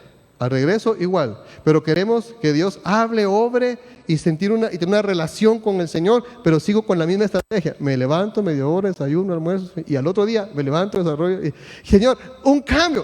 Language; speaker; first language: Spanish; native; Spanish